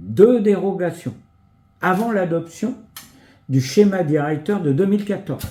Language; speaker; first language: French; native; French